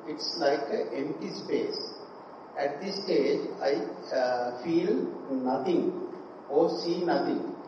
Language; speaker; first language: English; non-native, local second language; Sinhala